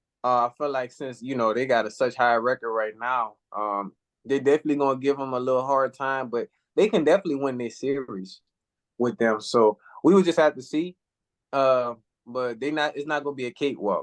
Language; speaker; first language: English; native; English